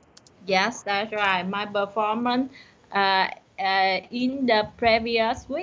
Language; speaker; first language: English; non-native, learner; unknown